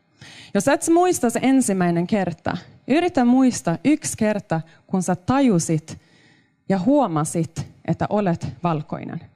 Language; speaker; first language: Finnish; non-native, local second language; Swedish